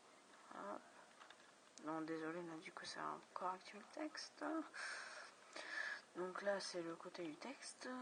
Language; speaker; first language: French; native; French